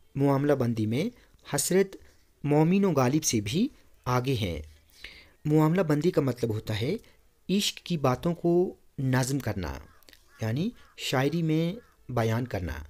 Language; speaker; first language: Urdu; non-native, local second language; Kashmiri